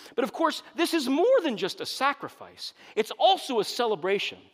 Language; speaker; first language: English; native; English